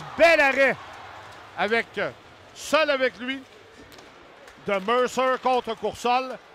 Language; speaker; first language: French; native; French